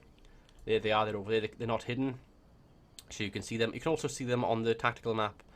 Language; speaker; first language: English; native; English